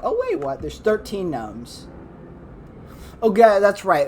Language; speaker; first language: English; native; English